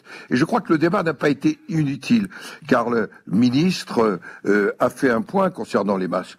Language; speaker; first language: French; native; French